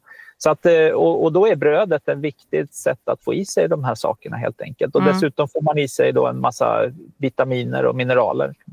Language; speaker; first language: Swedish; native; Swedish